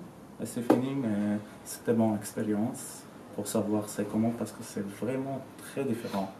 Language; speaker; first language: French; non-native, learner; Arabic